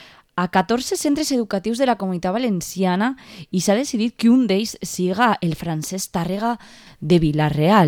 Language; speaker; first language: Catalan; native; Catalan